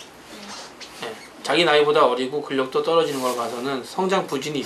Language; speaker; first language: Korean; native; Korean